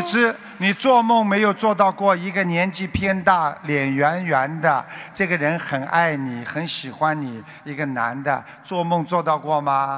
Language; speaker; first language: Chinese; native; Chinese